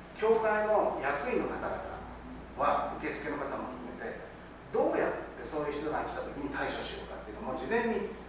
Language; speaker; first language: Japanese; native; Japanese